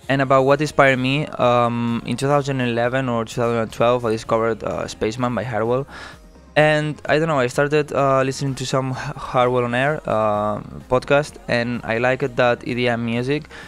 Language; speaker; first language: English; non-native, fluent; Spanish